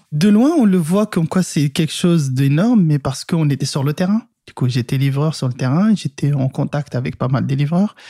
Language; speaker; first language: French; non-native, local second language; Arabic